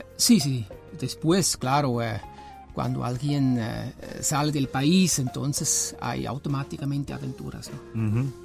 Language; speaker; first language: Spanish; non-native, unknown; German